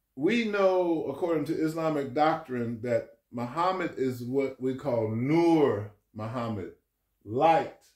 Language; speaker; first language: English; native; English